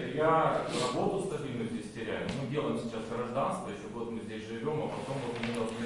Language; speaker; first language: Russian; native; Russian